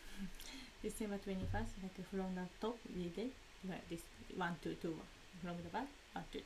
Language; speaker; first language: English; non-native, learner; Japanese